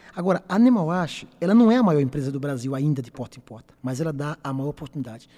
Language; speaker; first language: Portuguese; native; Portuguese